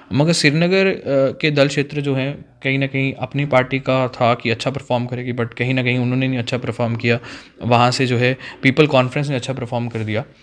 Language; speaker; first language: Hindi; non-native, local second language; Kashmiri